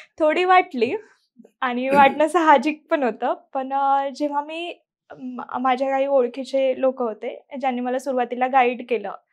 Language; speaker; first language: Marathi; native; Marathi